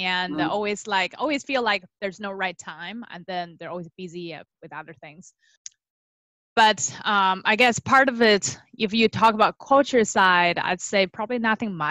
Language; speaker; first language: English; non-native, fluent; Chinese